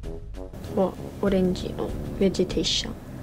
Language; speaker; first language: Japanese; non-native, learner; English